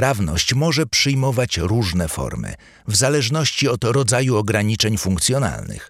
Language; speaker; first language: Polish; native; Polish